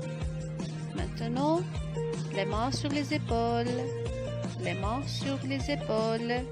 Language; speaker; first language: French; non-native, local second language; Arabic